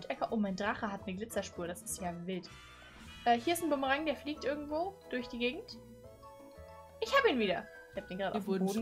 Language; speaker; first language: German; native; German